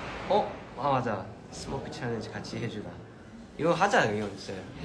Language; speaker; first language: Korean; early bilingual, heritage; Korean